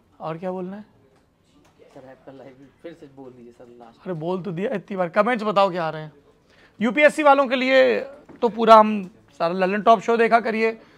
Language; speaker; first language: Hindi; native; Hindi